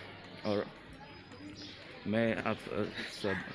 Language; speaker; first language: Hindi; non-native, learner; Bangla